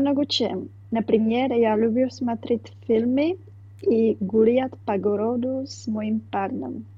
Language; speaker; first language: Russian; non-native, learner; Czech